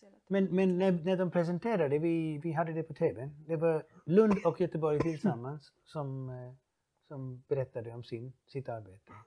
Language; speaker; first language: Swedish; non-native, fluent; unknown